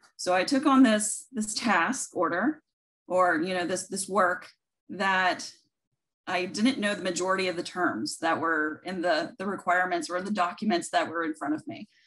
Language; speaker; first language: English; native; English